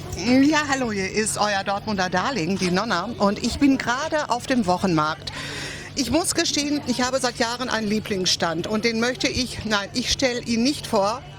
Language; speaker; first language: German; early bilingual, other home language; Greek